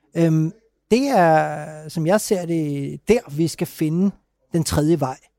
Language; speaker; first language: Danish; early bilingual, other home language; Urdu